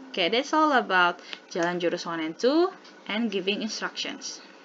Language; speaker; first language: English; non-native, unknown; Indonesian